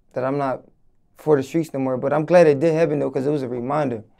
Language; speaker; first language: English; native; English